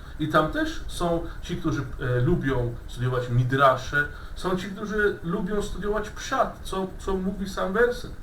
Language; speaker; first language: Polish; non-native, fluent; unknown